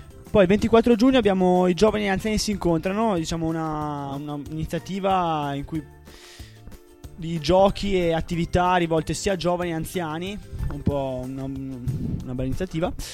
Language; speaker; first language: Italian; native; Italian